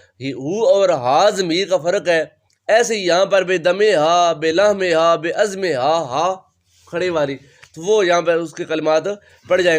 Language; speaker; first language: Urdu; native; Urdu